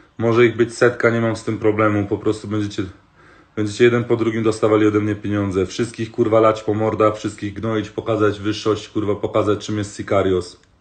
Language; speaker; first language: Polish; early bilingual, heritage; Polish